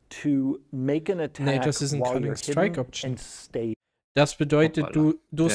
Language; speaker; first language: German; native; German